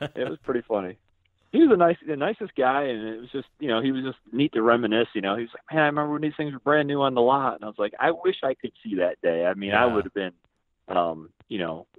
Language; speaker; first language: English; native; English